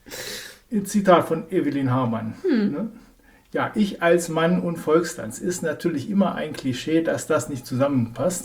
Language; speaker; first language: German; native; German